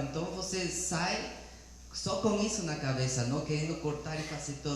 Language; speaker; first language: Portuguese; non-native, learner; Spanish